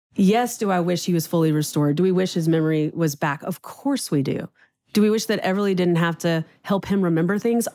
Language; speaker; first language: English; native; English